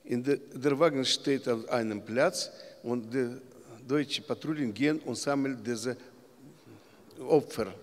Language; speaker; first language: German; non-native, learner; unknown